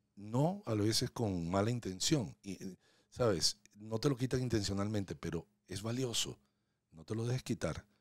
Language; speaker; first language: Spanish; non-native, local second language; Hungarian